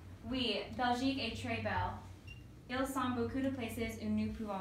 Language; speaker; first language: French; non-native, learner; English